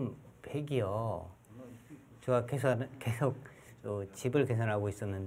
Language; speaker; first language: Korean; native; Korean